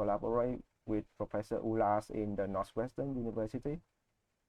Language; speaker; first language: English; non-native, learner; Vietnamese